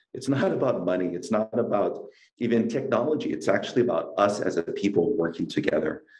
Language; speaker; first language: English; native; English